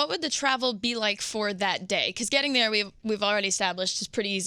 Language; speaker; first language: English; native; English